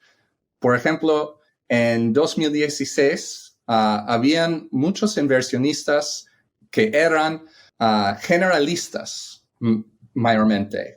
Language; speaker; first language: Spanish; non-native, fluent; English